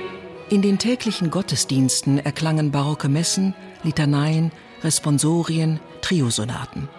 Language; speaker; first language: German; native; German